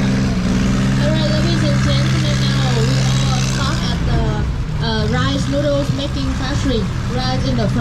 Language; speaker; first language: English; non-native, fluent; Vietnamese